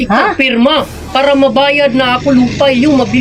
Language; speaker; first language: Filipino; non-native, local second language; Cebuano